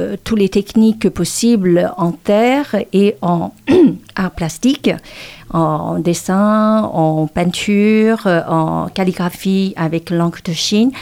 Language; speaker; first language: French; non-native, fluent; Chinese